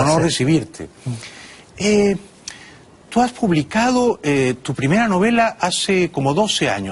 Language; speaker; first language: Spanish; native; Spanish